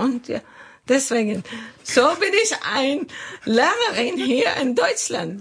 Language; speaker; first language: German; non-native, learner; Arabic